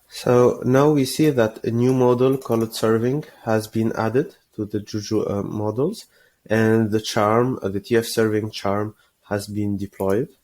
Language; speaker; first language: English; non-native, fluent; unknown